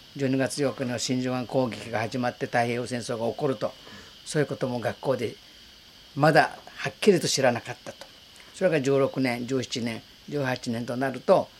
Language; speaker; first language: Japanese; native; Japanese